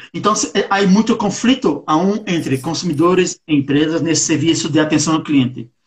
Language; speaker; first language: Portuguese; non-native, learner; Spanish